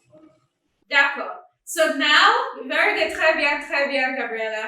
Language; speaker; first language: French; non-native, fluent; English